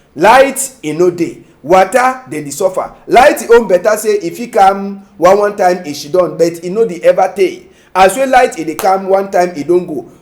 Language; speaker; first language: Nigerian Pidgin; native; Nigerian Pidgin